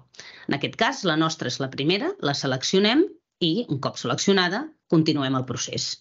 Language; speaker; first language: Catalan; native; Catalan